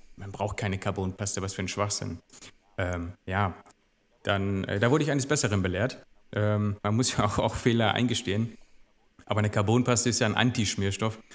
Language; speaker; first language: German; native; German